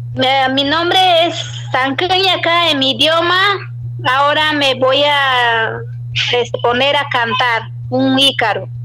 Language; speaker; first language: Spanish; non-native, local second language; Shipibo-Conibo